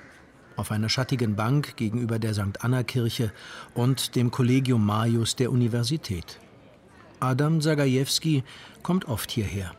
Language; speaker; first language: German; native; German